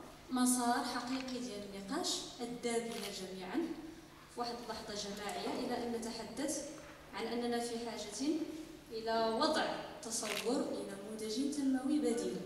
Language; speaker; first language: Arabic; native; Arabic